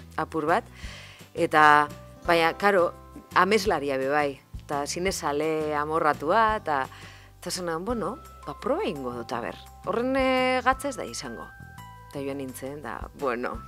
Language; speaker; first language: Basque; non-native, local second language; Spanish